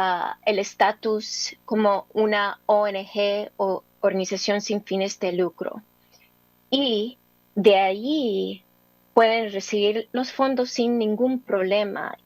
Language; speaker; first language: Spanish; early bilingual, heritage; English